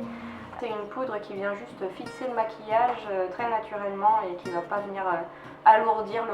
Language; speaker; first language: French; native; French